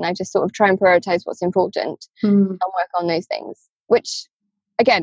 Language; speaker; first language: English; native; English